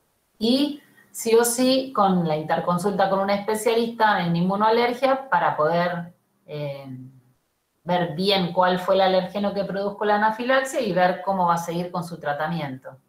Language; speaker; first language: Spanish; native; Spanish